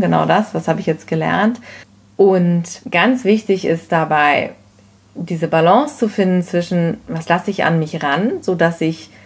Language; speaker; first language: German; native; German